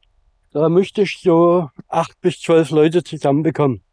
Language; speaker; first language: German; native; German